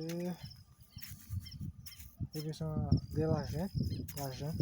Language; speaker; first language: French; non-native, learner; Portuguese